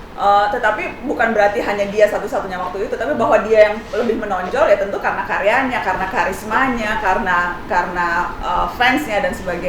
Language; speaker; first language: Indonesian; native; Indonesian